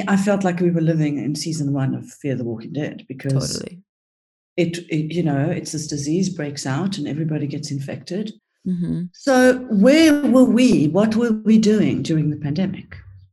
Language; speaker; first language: English; early bilingual, other home language; Greek